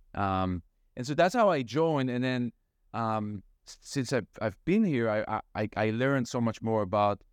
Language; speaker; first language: English; non-native, fluent; Hebrew